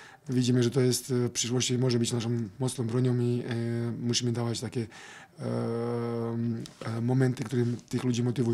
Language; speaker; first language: Polish; non-native, fluent; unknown